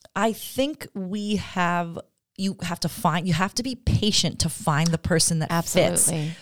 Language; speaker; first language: English; native; English